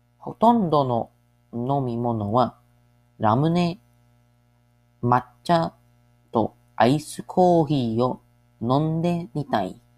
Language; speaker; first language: Japanese; non-native, learner; English